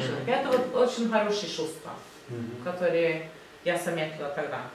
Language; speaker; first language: Russian; non-native, learner; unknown